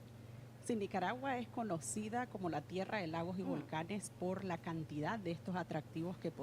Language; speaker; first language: Spanish; native; Spanish